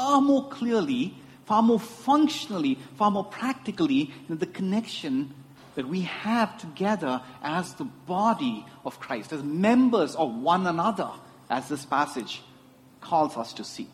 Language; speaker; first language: English; non-native, local second language; Tamil